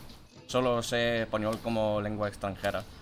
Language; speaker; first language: Spanish; non-native, fluent; English